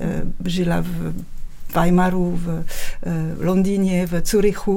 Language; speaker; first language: Czech; non-native, fluent; French